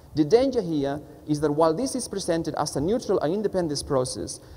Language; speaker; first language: English; non-native, fluent; Spanish